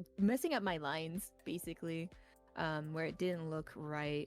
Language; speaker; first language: English; native; English